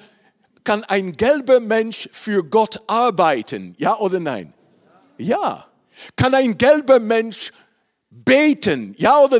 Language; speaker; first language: German; non-native, learner; Dutch